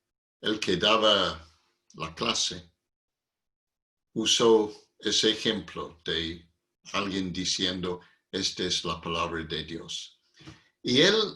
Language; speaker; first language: Spanish; non-native, fluent; English